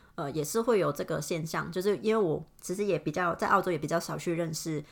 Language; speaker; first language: Chinese; non-native, local second language; Cantonese